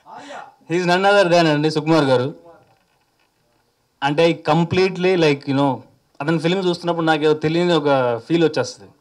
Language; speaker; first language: Telugu; native; Telugu